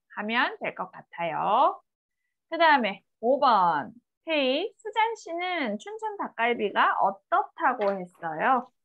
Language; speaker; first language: Korean; native; Korean